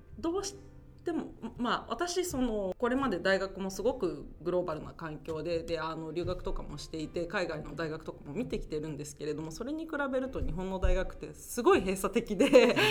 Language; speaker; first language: Japanese; native; Japanese